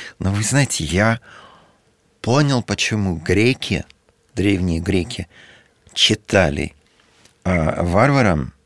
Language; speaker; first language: Russian; non-native, fluent; English